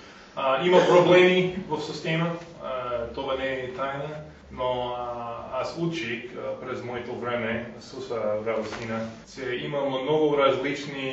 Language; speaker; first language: Bulgarian; non-native, learner; English